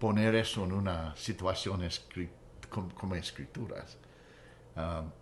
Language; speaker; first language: Spanish; non-native, fluent; English